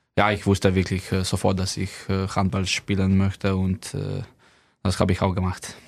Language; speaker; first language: German; non-native, fluent; Slovenian